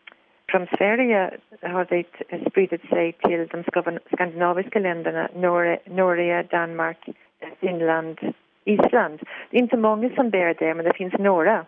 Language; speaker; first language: Swedish; non-native, fluent; English